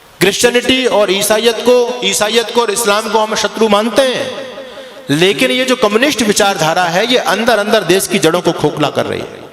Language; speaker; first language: Hindi; native; Hindi